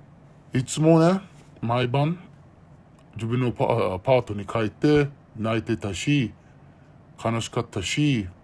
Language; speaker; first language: Japanese; non-native, learner; Arabic